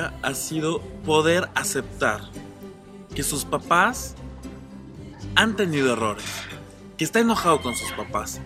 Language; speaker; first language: Spanish; native; Spanish